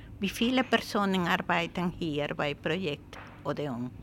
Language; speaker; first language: German; non-native, learner; Spanish